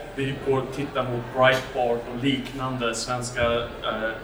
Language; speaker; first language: Swedish; non-native, fluent; English